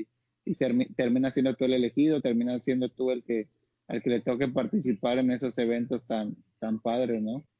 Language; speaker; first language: Spanish; native; Spanish